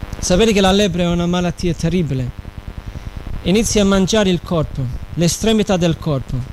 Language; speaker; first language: Italian; non-native, fluent; English